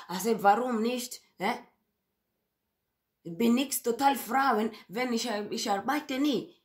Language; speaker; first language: German; non-native, learner; Swahili